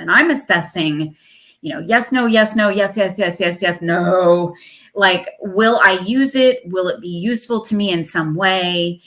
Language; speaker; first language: English; native; English